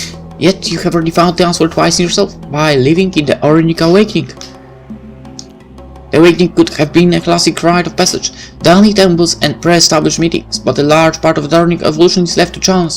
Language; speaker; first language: English; non-native, fluent; Polish